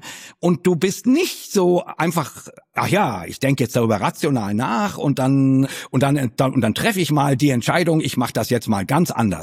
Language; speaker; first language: German; native; German